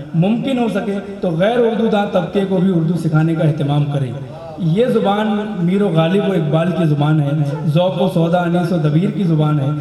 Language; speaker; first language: Urdu; native; Urdu